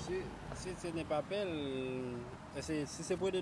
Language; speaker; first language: Spanish; non-native, learner; Haitian Creole